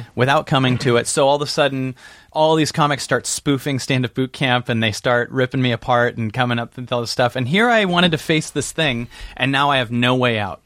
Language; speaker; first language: English; native; English